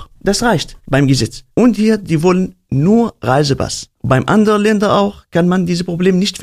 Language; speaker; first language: German; non-native, learner; Arabic